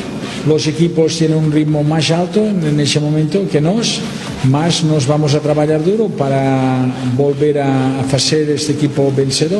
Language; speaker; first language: Portuguese; non-native, learner; Spanish